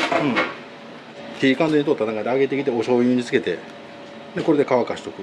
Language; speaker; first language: Japanese; native; Japanese